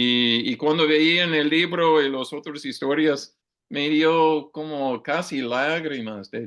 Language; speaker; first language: Spanish; non-native, learner; English